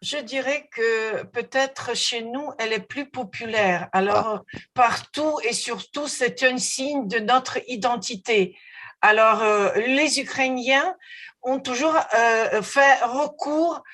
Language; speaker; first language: French; non-native, fluent; Ukrainian